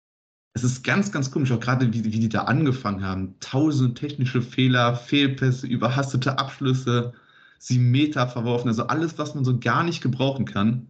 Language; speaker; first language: German; native; German